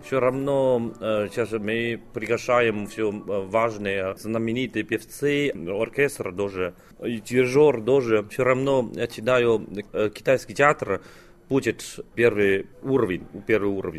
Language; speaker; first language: Russian; non-native, learner; Chinese